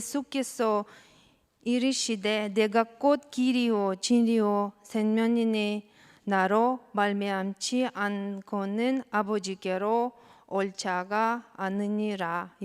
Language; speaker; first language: Korean; non-native, learner; Russian